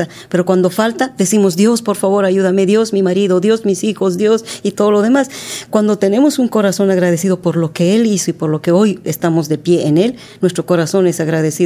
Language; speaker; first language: Spanish; native; Spanish